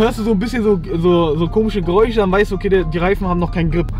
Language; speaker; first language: German; native; German